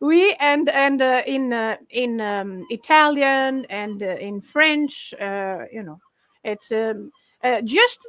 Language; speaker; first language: English; non-native, fluent; Portuguese